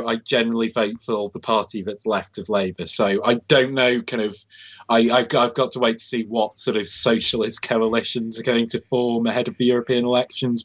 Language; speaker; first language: English; native; English